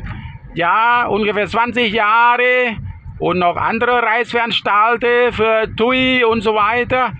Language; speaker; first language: German; non-native, fluent; Thai